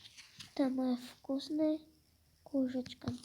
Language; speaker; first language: Russian; non-native, local second language; Kazakh